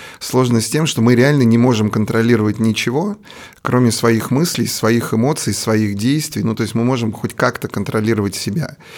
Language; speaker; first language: Russian; native; Russian